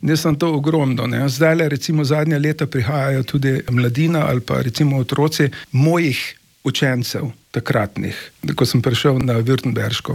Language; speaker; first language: Slovenian; native; Slovenian